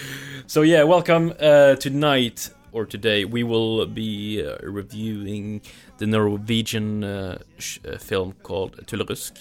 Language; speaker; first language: English; non-native, fluent; Norwegian